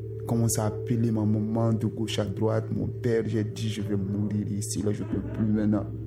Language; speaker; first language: French; non-native, local second language; Susu